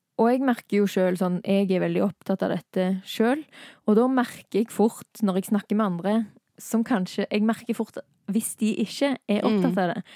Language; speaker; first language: Norwegian; native; Norwegian